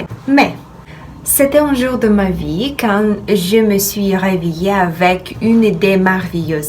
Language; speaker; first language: French; non-native, fluent; Russian